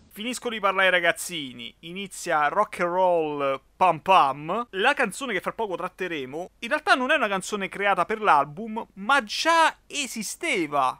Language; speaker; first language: Italian; native; Italian